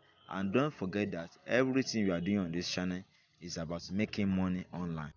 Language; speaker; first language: English; non-native, local second language; Yoruba